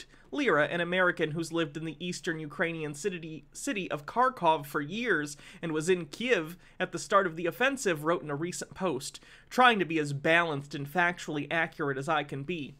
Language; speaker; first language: English; native; English